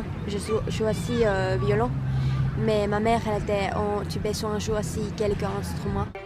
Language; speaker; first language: French; non-native, learner; Finnish